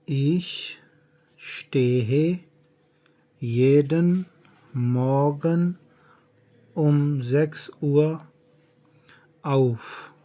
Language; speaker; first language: German; non-native, learner; Urdu